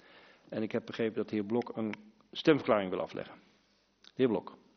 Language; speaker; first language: Dutch; native; Dutch